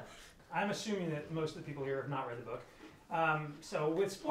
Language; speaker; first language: English; native; English